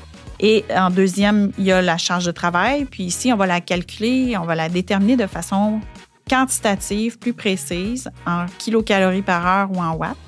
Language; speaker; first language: French; native; French